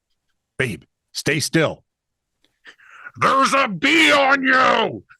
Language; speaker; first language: English; native; English